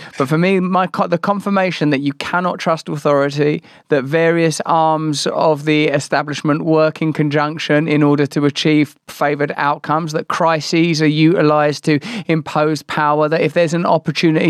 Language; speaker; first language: English; native; English